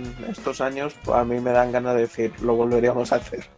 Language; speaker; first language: Spanish; native; Spanish